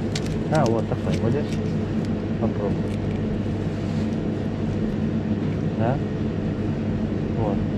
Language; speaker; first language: Russian; non-native, learner; Cebuano